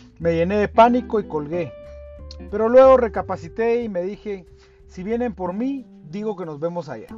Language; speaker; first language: Spanish; native; Spanish